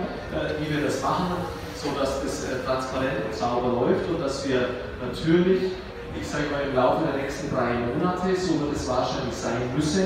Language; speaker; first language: German; native; German